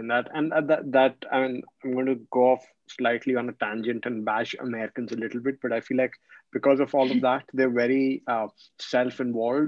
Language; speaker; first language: English; non-native, local second language; Hindi